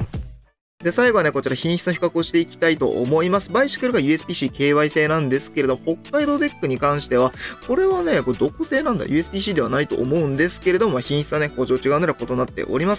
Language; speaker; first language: Japanese; native; Japanese